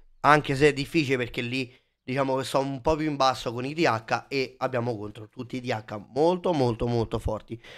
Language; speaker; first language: Italian; native; Italian